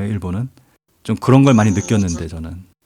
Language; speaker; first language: Korean; native; Korean